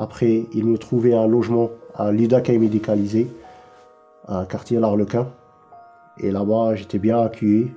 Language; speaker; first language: French; non-native, learner; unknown